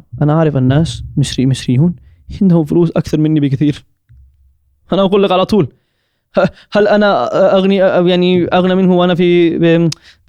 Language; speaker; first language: Arabic; non-native, fluent; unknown